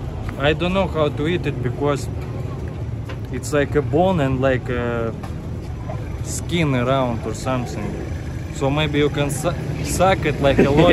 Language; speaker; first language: English; non-native, fluent; Russian